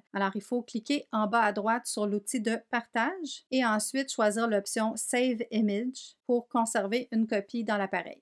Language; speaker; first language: French; native; French